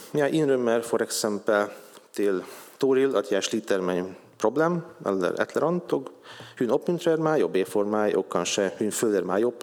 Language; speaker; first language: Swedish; non-native, fluent; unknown